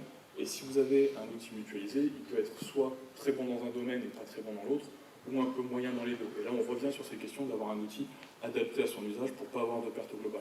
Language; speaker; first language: French; native; French